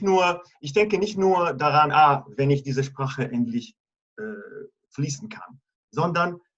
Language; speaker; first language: German; non-native, fluent; Italian